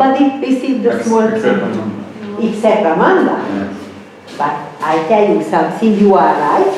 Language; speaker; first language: English; non-native, fluent; Hungarian